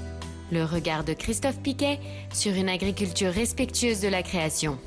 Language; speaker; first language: French; native; French